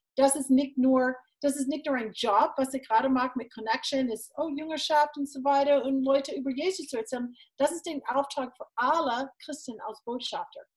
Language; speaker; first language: German; non-native, fluent; English